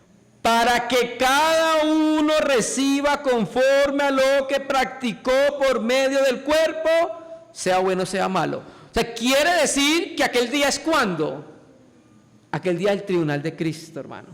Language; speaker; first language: Spanish; native; Spanish